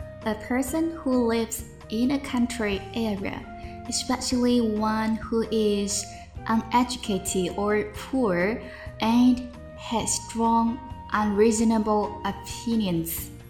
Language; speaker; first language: English; non-native, fluent; Chinese